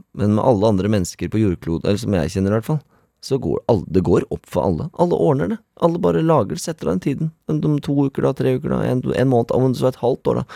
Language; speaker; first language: Norwegian; native; Norwegian